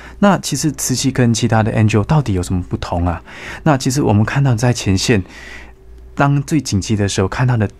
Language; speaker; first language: Chinese; native; Chinese